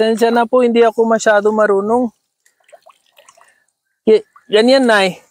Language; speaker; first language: Filipino; non-native, learner; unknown